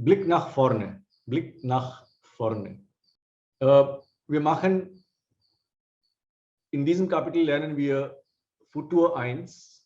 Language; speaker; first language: German; non-native, fluent; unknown